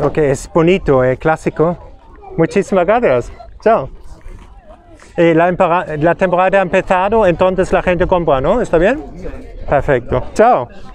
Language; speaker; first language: Spanish; non-native, learner; German